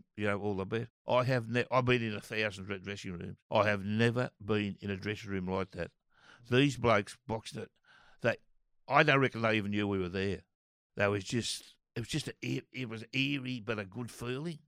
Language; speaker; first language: English; native; English